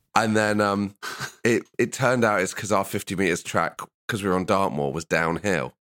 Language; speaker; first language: English; native; English